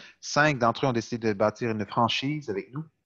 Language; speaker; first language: French; native; French